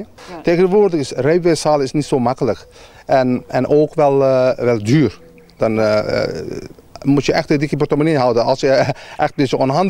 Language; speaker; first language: Dutch; non-native, learner; Turkish